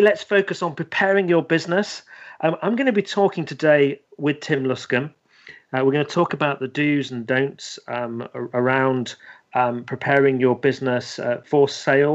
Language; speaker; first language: English; native; English